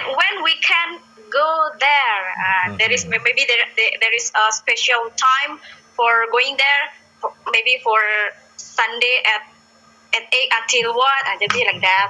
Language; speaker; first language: English; non-native, learner; Indonesian